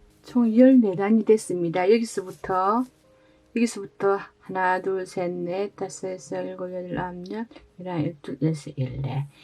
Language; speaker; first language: Korean; native; Korean